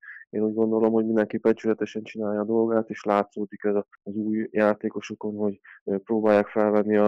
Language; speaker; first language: Hungarian; native; Hungarian